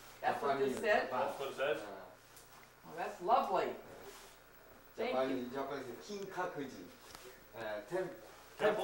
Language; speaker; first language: English; non-native, learner; Japanese